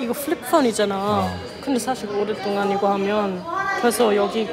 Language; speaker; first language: Korean; non-native, learner; German